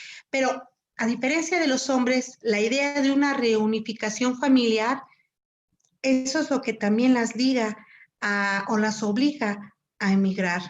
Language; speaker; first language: Spanish; native; Spanish